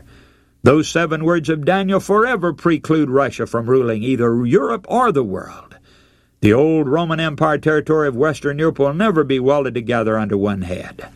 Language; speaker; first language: English; native; English